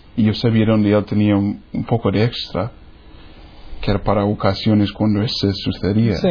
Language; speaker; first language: Spanish; non-native, fluent; English